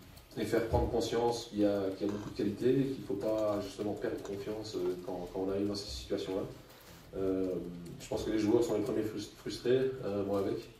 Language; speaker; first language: French; native; French